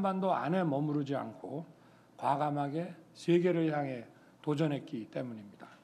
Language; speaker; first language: Korean; native; Korean